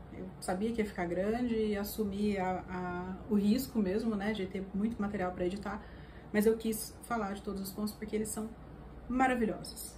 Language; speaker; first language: Portuguese; native; Portuguese